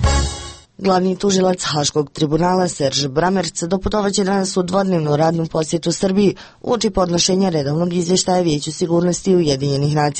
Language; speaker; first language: Croatian; native; Croatian